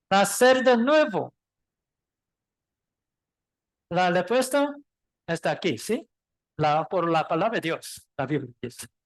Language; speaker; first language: Spanish; non-native, learner; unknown